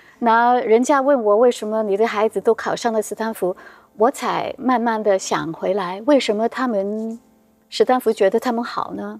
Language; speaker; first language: Chinese; non-native, local second language; Cantonese